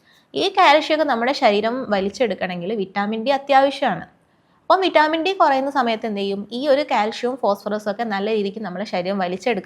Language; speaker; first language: Malayalam; native; Malayalam